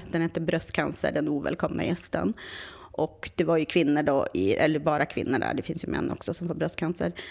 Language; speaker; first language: Swedish; native; Swedish